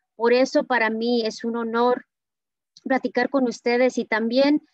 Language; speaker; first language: Spanish; early bilingual, heritage; Spanish